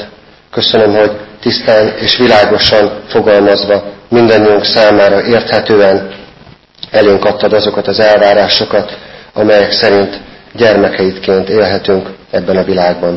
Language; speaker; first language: Hungarian; native; Hungarian